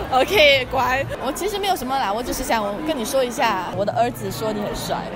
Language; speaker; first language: Chinese; native; Chinese